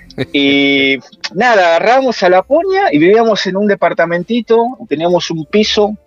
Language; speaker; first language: Spanish; native; Spanish